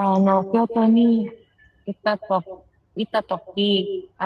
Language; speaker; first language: Japanese; non-native, learner; Filipino